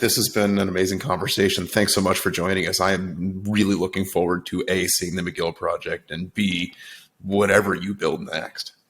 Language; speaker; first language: English; native; English